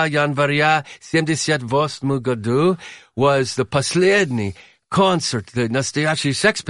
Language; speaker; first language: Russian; non-native, learner; English